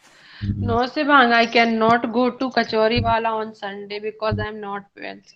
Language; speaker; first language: English; non-native, learner; Hindi